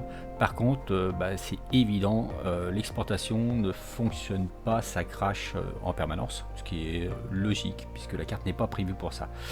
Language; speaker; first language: French; native; French